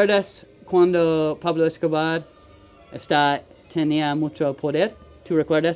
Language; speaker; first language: Spanish; non-native, learner; English